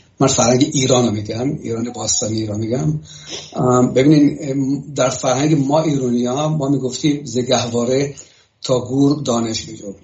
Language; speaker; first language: Persian; native; Persian